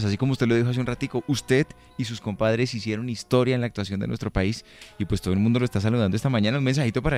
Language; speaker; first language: Spanish; native; Spanish